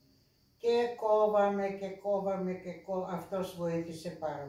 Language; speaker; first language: Greek; non-native, fluent; Russian